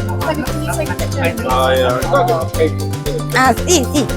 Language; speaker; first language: English; non-native, learner; Korean